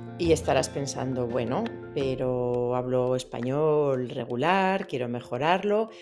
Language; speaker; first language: Spanish; native; Spanish